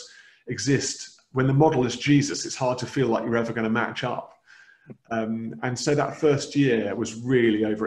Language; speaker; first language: English; native; English